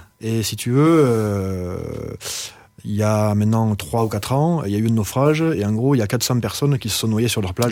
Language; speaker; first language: French; native; French